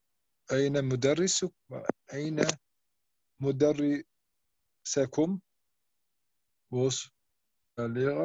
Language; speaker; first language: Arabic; non-native, learner; German